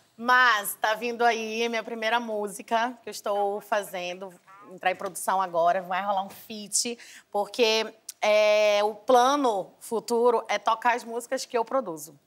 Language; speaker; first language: Portuguese; native; Portuguese